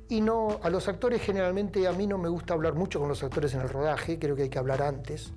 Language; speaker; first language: Spanish; native; Spanish